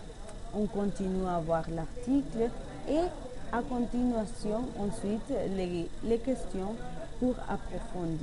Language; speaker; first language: French; non-native, learner; Spanish